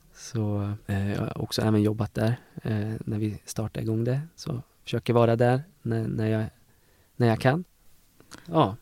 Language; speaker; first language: Swedish; native; Swedish